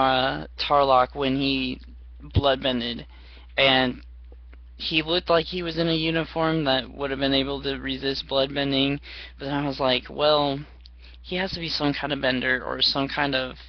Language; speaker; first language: English; native; English